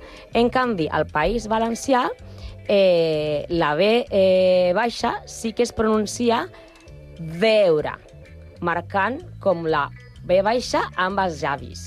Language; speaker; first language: Catalan; non-native, learner; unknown